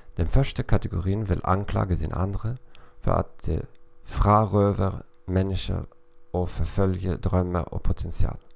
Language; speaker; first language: Norwegian; non-native, learner; German